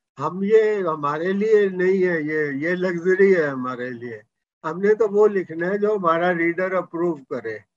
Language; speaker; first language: Hindi; non-native, local second language; Punjabi